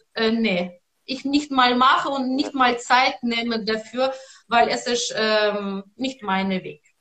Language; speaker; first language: German; non-native, learner; Russian